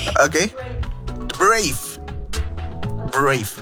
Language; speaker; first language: English; non-native, fluent; Indonesian